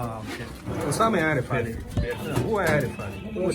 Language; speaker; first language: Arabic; non-native, learner; Malayalam